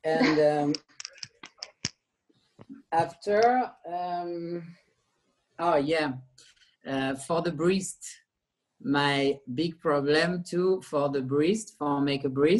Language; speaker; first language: English; non-native, learner; French